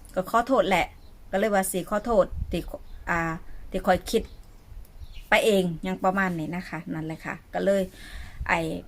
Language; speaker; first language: Thai; native; Thai